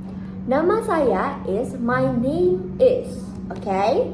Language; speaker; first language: English; non-native, fluent; Indonesian